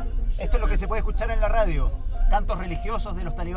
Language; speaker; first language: Spanish; native; Spanish